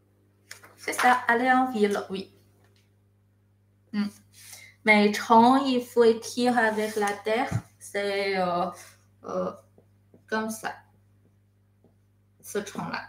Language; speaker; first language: French; non-native, fluent; Chinese